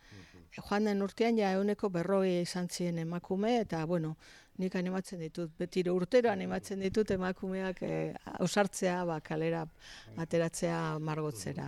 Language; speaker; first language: Basque; native; Basque